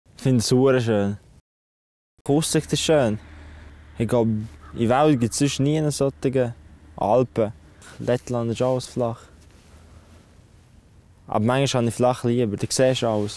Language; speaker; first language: German; non-native, fluent; Latvian